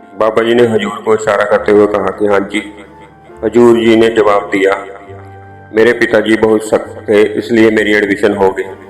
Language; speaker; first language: Hindi; native; Hindi